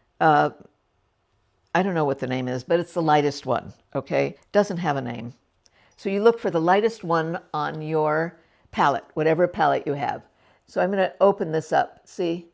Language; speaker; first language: English; native; English